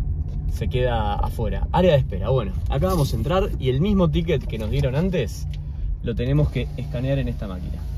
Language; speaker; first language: Spanish; native; Spanish